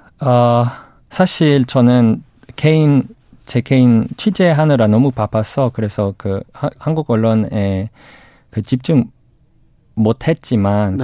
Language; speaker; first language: Korean; non-native, learner; English